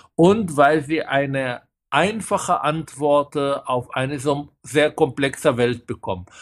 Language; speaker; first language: German; non-native, fluent; Hebrew